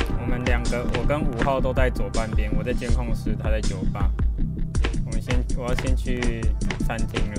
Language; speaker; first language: Chinese; native; Chinese